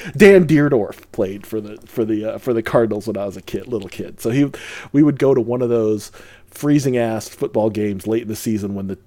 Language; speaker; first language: English; early bilingual, other home language; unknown